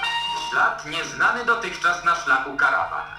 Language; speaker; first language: Polish; native; Polish